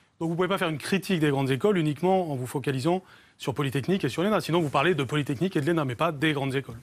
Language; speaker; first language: French; native; French